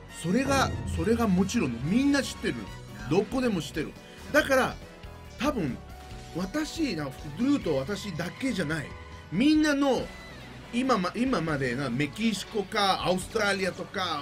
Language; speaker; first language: Japanese; non-native, learner; Spanish